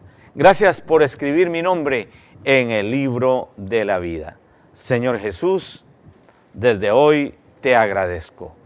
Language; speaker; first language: Spanish; native; Spanish